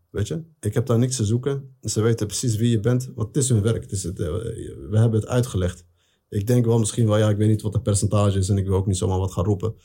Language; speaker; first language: Dutch; early bilingual, other home language; Arabic